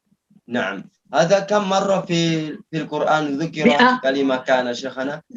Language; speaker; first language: Arabic; non-native, learner; Indonesian